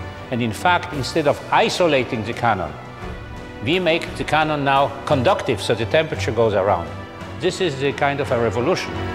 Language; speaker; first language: English; non-native, fluent; Polish